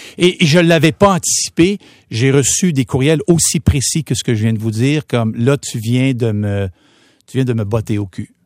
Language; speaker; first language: French; native; French